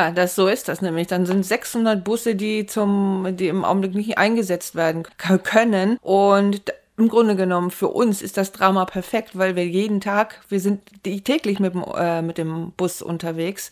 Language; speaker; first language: German; native; German